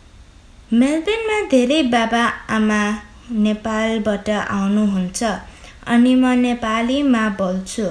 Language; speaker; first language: Nepali; early bilingual, heritage; Nepali